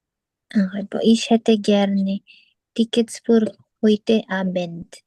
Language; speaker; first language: German; non-native, learner; Filipino